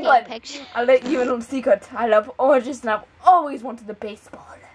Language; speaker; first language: English; native; English